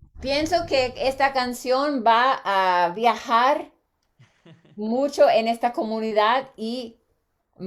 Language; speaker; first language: Spanish; non-native, learner; English